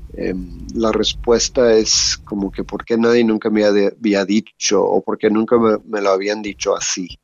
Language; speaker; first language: Spanish; non-native, fluent; English